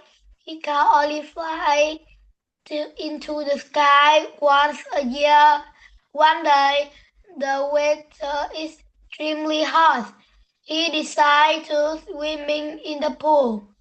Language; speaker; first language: English; non-native, learner; Vietnamese